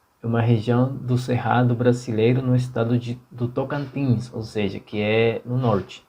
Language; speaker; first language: Portuguese; non-native, fluent; Spanish